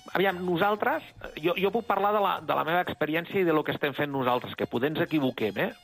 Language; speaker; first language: Catalan; native; Catalan